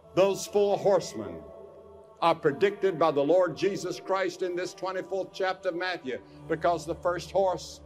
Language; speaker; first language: English; native; English